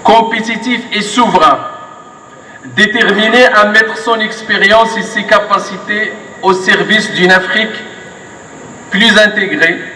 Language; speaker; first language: French; non-native, local second language; Arabic